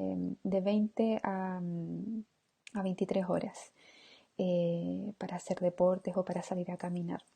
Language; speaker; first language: Spanish; native; Spanish